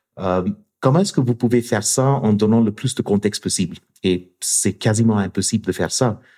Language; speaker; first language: French; non-native, fluent; English